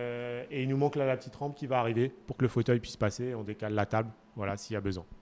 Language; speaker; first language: French; native; French